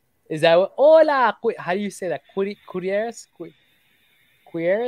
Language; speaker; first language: English; native; English